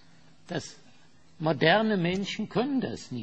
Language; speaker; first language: German; non-native, fluent; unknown